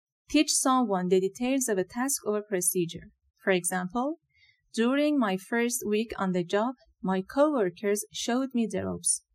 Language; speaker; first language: English; non-native, fluent; Persian